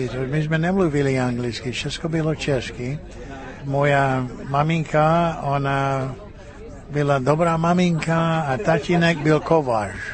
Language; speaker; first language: Czech; early bilingual, heritage; Czech